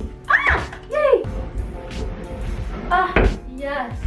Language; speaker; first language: English; native; English